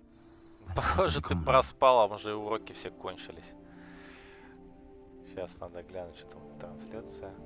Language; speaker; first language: Russian; native; Russian